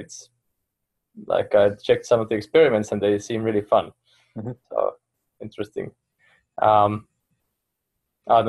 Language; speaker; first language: English; non-native, fluent; Finnish